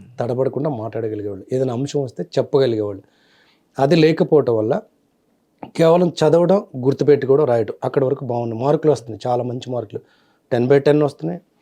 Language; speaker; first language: Telugu; native; Telugu